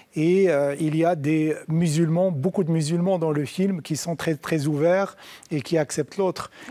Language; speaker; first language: French; non-native, local second language; Arabic